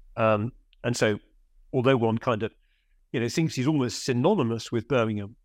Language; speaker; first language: English; native; English